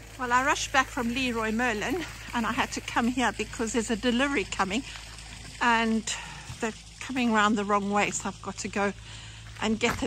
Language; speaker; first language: English; native; English